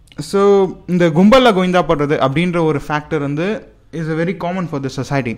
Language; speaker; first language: English; non-native, local second language; Tamil